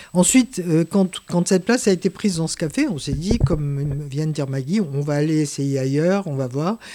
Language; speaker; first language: French; native; French